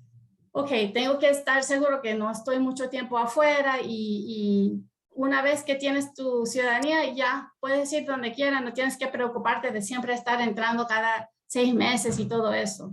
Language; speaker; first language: Spanish; early bilingual, heritage; Spanish